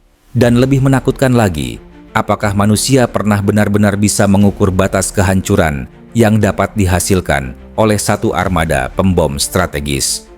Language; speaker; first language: Indonesian; native; Indonesian